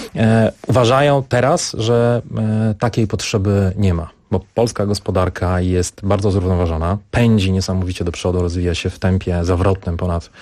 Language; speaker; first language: Polish; native; Polish